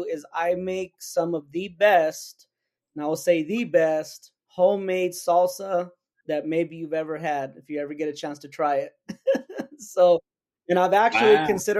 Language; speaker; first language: English; native; English